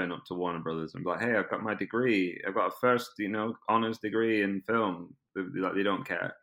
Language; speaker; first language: English; native; English